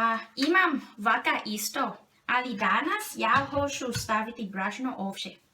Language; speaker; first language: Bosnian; non-native, learner; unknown